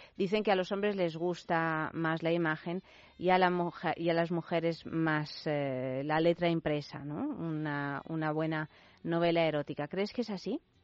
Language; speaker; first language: Spanish; native; Spanish